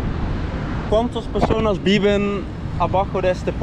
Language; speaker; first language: Spanish; non-native, learner; Dutch